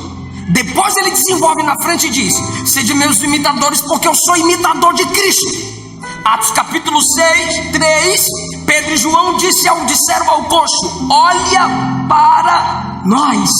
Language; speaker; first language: Portuguese; native; Portuguese